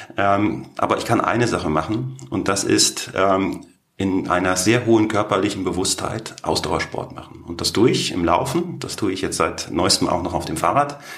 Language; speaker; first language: German; native; German